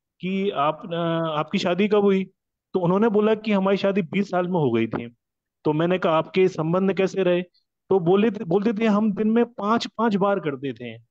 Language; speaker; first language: Hindi; non-native, local second language; Marathi